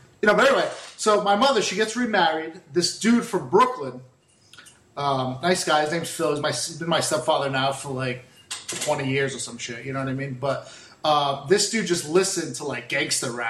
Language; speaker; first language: English; native; English